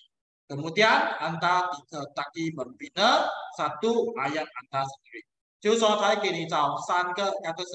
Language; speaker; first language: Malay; non-native, local second language; Chinese